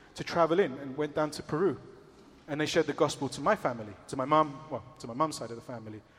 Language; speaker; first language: English; early bilingual, other home language; Spanish